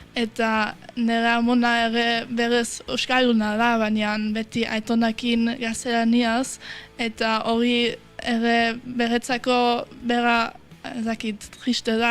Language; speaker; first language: Basque; early bilingual, heritage; Basque